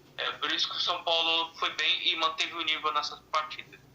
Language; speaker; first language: Portuguese; native; Portuguese